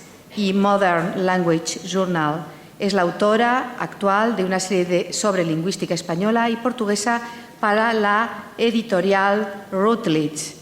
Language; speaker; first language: Spanish; native; Spanish